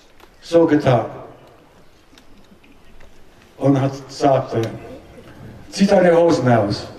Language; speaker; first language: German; non-native, learner; Italian